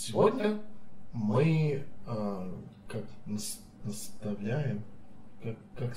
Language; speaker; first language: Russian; non-native, learner; Serbian